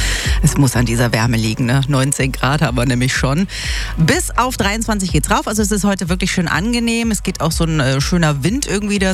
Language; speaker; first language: German; native; German